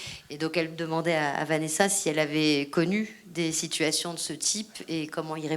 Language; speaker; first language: French; native; French